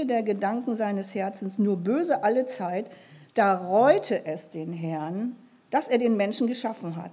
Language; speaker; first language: German; native; German